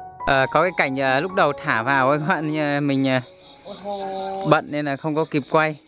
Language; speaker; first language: Vietnamese; native; Vietnamese